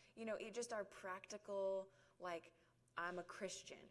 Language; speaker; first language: English; native; English